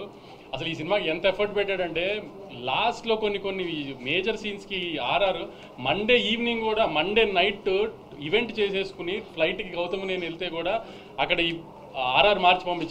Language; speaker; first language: Telugu; native; Telugu